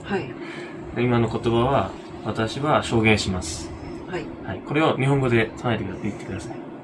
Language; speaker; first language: Japanese; non-native, fluent; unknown